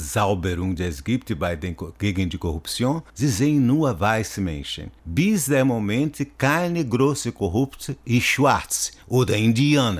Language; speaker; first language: German; non-native, learner; Portuguese